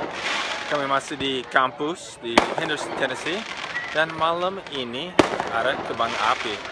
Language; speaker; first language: Indonesian; non-native, fluent; English